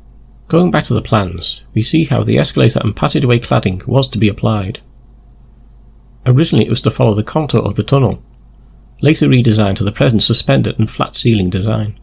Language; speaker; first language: English; native; English